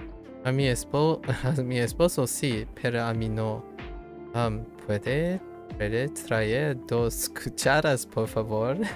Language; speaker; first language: Spanish; non-native, learner; English